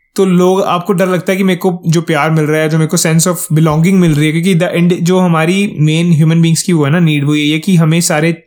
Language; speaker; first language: Hindi; native; Hindi